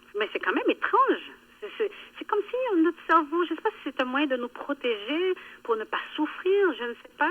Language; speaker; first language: French; early bilingual, other home language; Haitian Creole